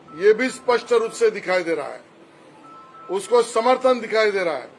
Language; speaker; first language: Hindi; non-native, local second language; Marathi